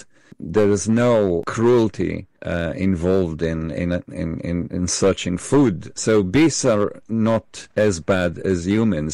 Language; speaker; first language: English; non-native, fluent; Hebrew